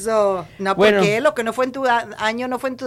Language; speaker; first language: Spanish; native; Spanish